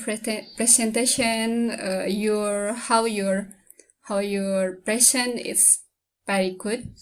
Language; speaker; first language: English; non-native, learner; Indonesian